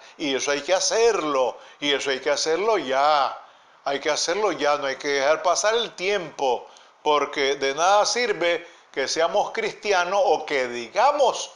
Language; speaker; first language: Spanish; native; Spanish